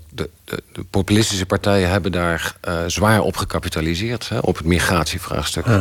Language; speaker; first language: Dutch; native; Dutch